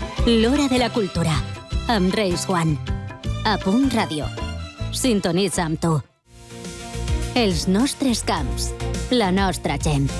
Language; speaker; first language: Catalan; native; Catalan